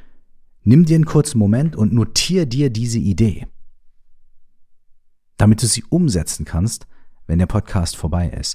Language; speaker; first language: German; native; German